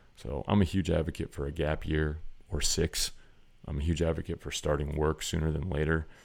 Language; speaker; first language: English; native; English